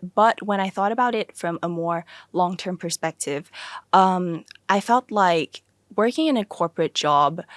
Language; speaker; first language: English; early bilingual, other home language; Thai